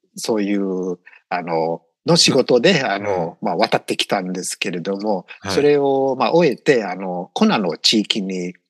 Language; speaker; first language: Japanese; non-native, fluent; English